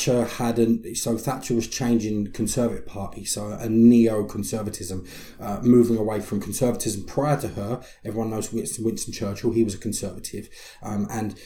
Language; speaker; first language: English; native; English